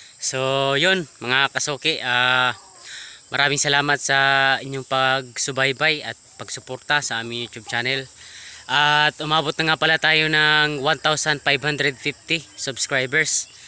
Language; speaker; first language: Filipino; non-native, local second language; Maguindanaon